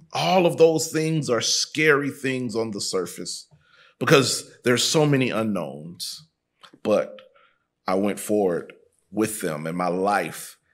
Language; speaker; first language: English; native; English